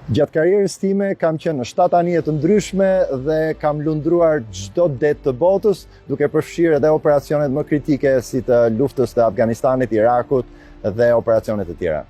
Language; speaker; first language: Albanian; native; Albanian